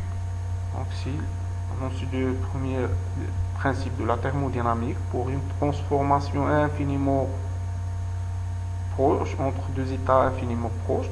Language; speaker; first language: French; non-native, local second language; Arabic